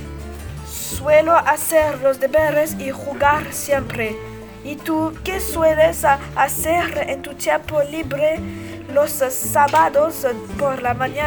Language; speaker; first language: Spanish; non-native, learner; French